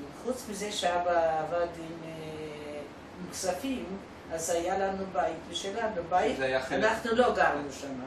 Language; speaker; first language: Hebrew; non-native, fluent; Polish